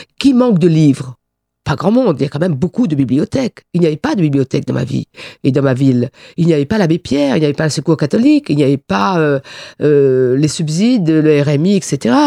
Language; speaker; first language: French; non-native, local second language; Réunion Creole French